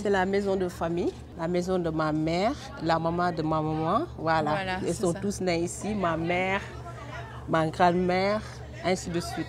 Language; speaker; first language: French; non-native, local second language; Wolof